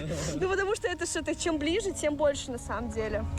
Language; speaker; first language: Russian; native; Russian